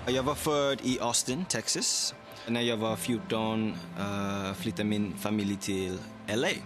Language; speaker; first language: Swedish; non-native, learner; English